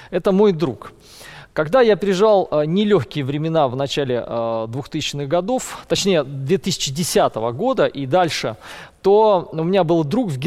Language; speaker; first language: Russian; native; Russian